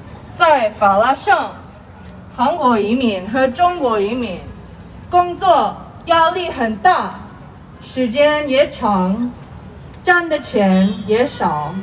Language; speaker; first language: Chinese; non-native, fluent; Korean